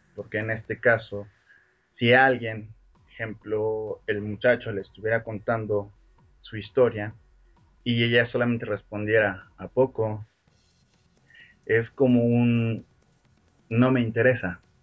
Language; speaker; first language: Spanish; native; Spanish